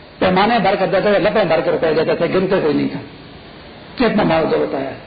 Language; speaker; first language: Urdu; non-native, local second language; Pashto